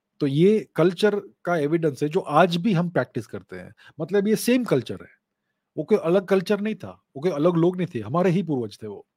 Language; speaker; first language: Hindi; non-native, local second language; Gujarati